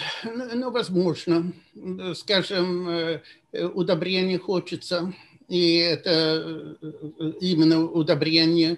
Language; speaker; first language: Russian; non-native, fluent; Swedish